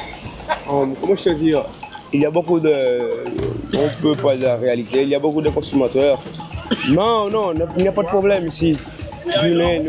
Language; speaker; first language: French; non-native, learner; Haitian Creole